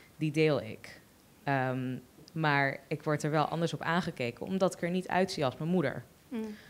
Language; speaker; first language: Dutch; early bilingual, other home language; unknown